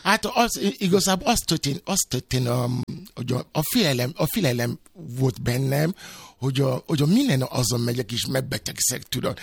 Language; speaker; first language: Hungarian; non-native, fluent; Yoruba